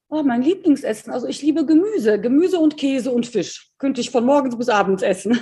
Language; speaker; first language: German; early bilingual, other home language; Polish